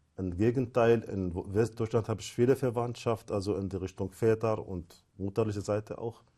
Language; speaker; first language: German; non-native, fluent; Arabic